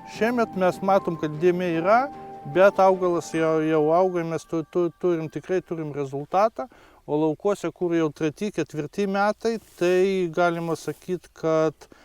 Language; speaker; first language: Lithuanian; non-native, local second language; Polish